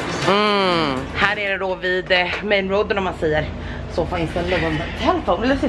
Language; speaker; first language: Swedish; native; Swedish